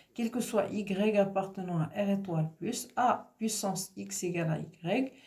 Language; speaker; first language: French; non-native, local second language; Arabic